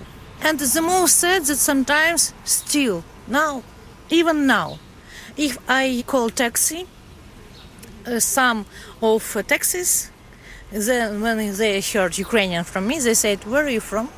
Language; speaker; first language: English; non-native, learner; Ukrainian